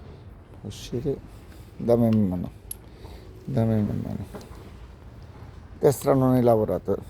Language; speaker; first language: Italian; non-native, learner; Bangla